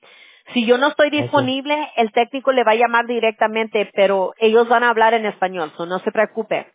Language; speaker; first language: Spanish; early bilingual, heritage; English